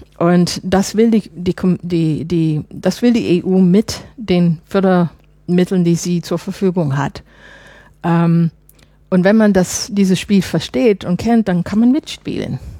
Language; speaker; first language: German; non-native, fluent; English